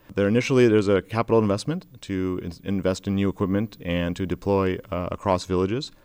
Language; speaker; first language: English; native; English